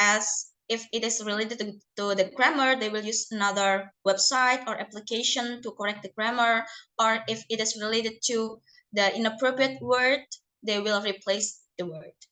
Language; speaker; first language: English; non-native, learner; Indonesian